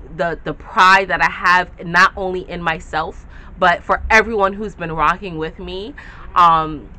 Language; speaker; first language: English; native; English